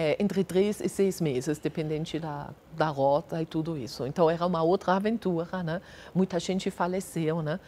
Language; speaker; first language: Portuguese; non-native, fluent; German